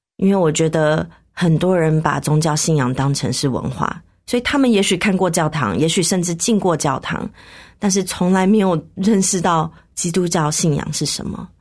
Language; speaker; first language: Chinese; native; Chinese